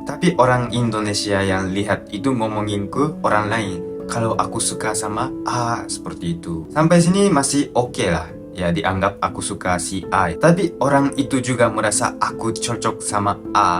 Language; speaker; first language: Indonesian; non-native, fluent; Japanese